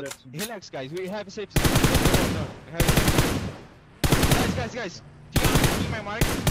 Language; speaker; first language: English; non-native, fluent; Portuguese